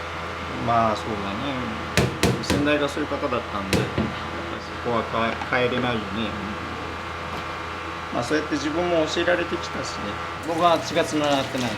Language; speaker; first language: Japanese; native; Japanese